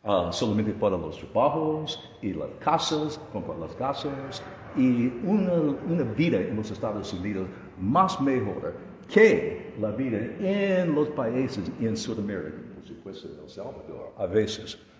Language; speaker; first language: Spanish; non-native, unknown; English